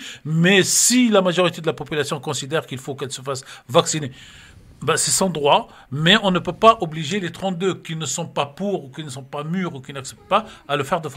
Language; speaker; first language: French; native; French